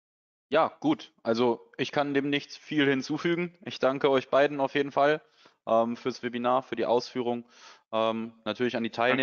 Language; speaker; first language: German; native; German